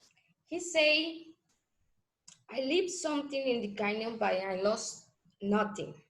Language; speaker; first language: English; non-native, learner; Spanish